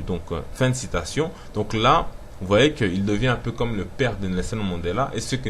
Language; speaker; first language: French; non-native, local second language; Lingala